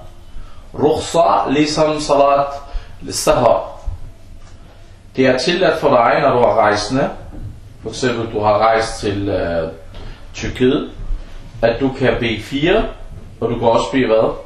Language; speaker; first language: Danish; non-native, fluent; Arabic